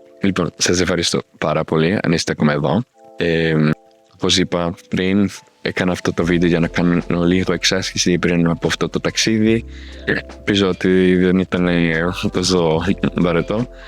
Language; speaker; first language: Greek; non-native, fluent; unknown